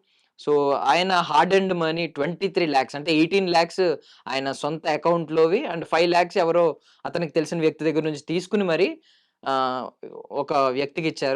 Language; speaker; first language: Telugu; native; Telugu